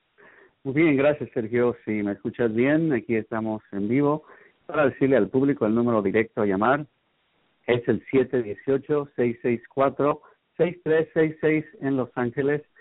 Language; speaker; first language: Spanish; native; Spanish